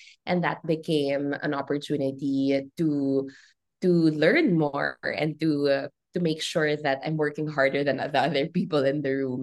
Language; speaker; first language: English; non-native, local second language; Filipino